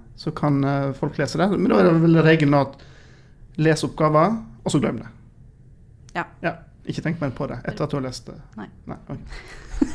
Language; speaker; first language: Norwegian; native; Norwegian